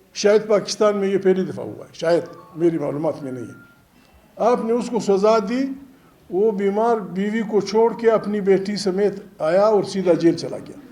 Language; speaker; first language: Urdu; non-native, local second language; Pashto